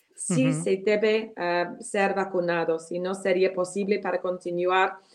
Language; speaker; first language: Spanish; non-native, fluent; English